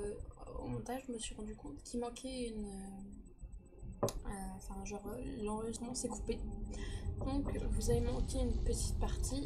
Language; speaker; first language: French; native; French